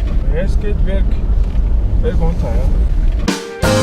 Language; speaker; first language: German; non-native, learner; Mongolian